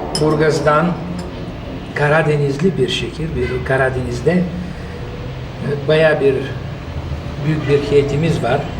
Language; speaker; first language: Turkish; non-native, fluent; Bulgarian